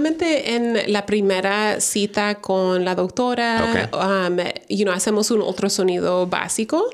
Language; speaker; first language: Spanish; early bilingual, heritage; Spanish